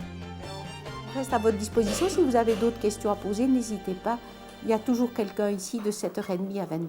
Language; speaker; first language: French; native; French